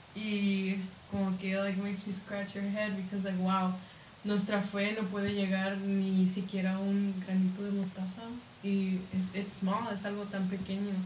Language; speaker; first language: Spanish; early bilingual, heritage; Spanish